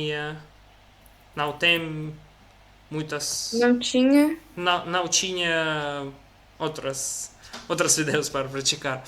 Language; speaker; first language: Portuguese; non-native, learner; Russian